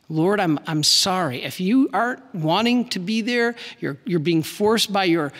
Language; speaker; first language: English; native; English